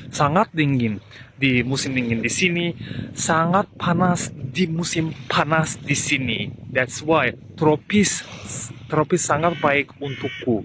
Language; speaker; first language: Indonesian; non-native, learner; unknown